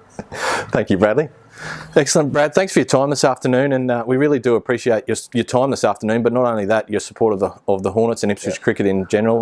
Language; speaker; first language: English; native; English